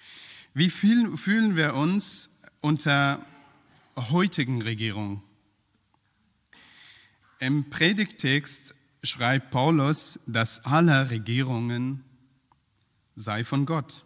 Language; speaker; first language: German; non-native, fluent; Persian